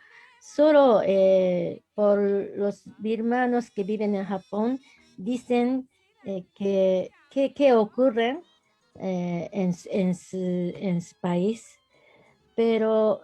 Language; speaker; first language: Spanish; non-native, learner; Japanese